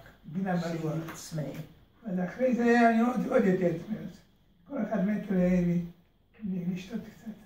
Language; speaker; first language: Hebrew; early bilingual, other home language; Hungarian